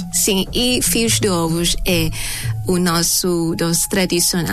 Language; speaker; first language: Portuguese; non-native, fluent; Thai